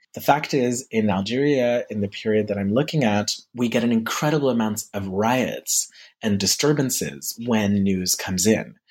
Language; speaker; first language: English; early bilingual, heritage; French